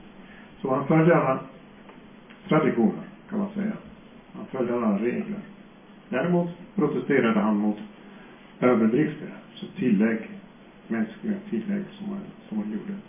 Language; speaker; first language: Swedish; non-native, fluent; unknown